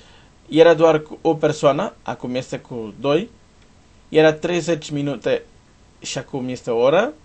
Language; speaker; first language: Romanian; non-native, learner; Portuguese